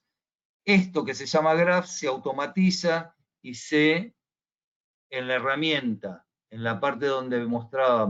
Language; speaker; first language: Spanish; native; Spanish